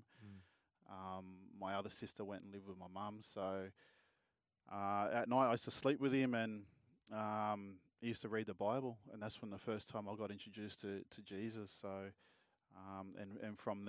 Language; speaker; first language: English; native; English